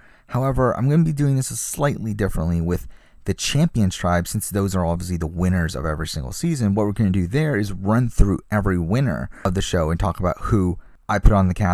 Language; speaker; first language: English; native; English